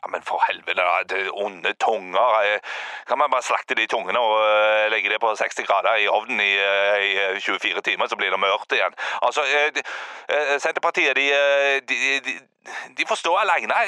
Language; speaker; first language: Norwegian; native; Norwegian